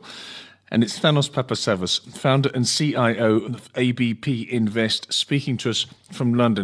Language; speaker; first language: English; native; English